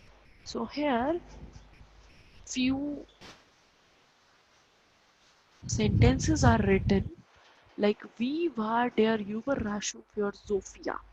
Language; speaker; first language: German; non-native, fluent; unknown